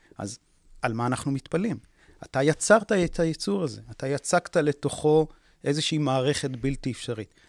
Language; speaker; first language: Hebrew; native; Hebrew